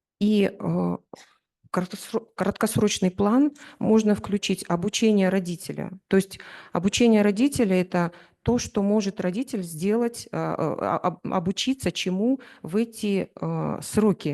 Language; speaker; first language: Russian; native; Russian